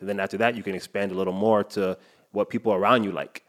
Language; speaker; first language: English; native; English